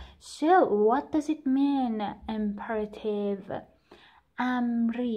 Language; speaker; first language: English; non-native, fluent; Persian